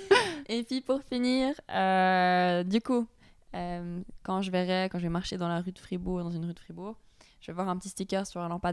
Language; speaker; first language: French; native; French